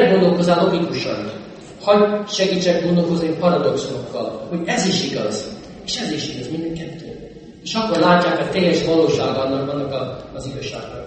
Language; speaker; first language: Hungarian; non-native, fluent; English